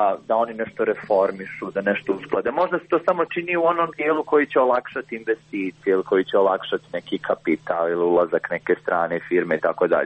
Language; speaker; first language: Croatian; native; Croatian